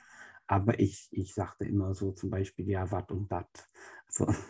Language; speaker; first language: German; non-native, fluent; English